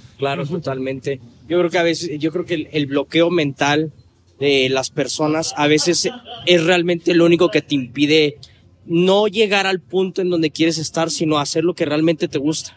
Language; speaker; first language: Spanish; native; Spanish